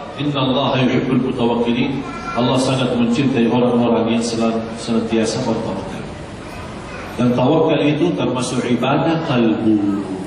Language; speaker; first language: Malay; non-native, fluent; Arabic